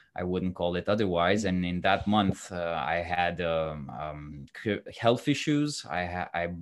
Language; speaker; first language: English; non-native, fluent; Romanian